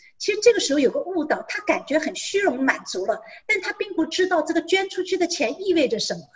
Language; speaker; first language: Chinese; native; Chinese